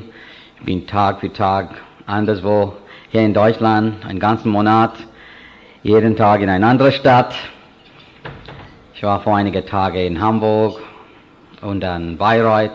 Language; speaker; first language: German; non-native, fluent; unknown